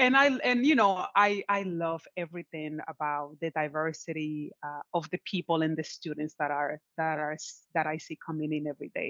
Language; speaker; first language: English; non-native, fluent; Spanish